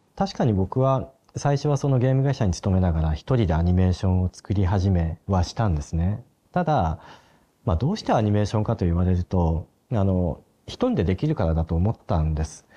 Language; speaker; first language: Japanese; native; Japanese